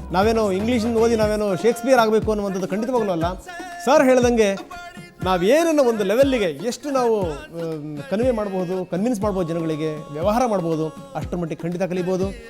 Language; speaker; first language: Kannada; native; Kannada